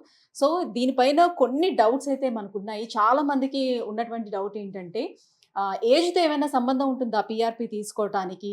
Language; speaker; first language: Telugu; native; Telugu